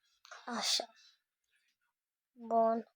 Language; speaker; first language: Romanian; native; Romanian